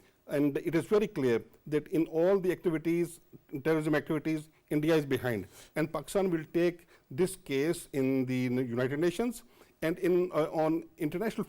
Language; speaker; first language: English; non-native, local second language; Urdu